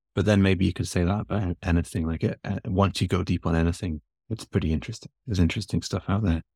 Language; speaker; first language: English; native; English